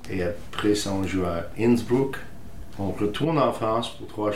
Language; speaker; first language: French; non-native, fluent; English